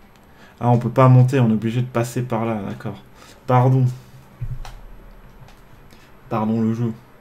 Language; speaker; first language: French; native; French